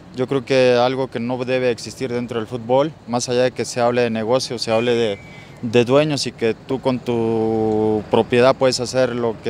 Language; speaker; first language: Spanish; native; Spanish